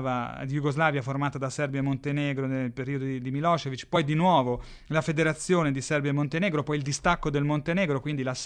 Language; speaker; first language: Italian; native; Italian